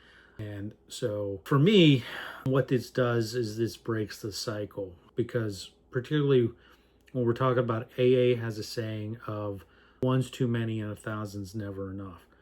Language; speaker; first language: English; native; English